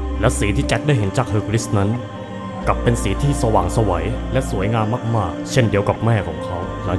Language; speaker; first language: Thai; native; Thai